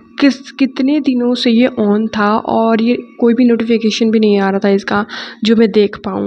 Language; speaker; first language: Hindi; native; Hindi